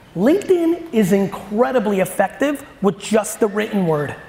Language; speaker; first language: English; native; English